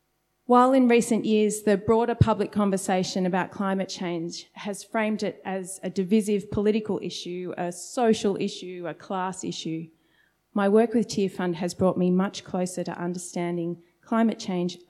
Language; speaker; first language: English; native; English